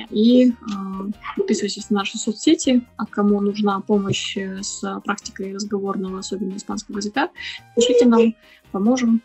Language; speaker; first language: Russian; native; Russian